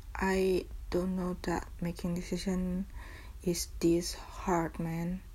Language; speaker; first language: English; non-native, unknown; Indonesian